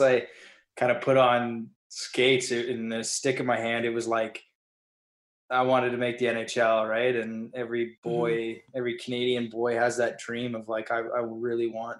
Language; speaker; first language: English; native; English